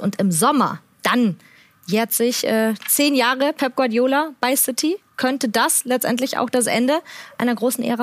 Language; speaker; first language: German; native; German